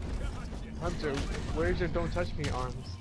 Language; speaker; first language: English; native; English